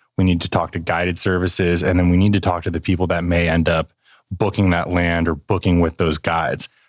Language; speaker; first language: English; native; English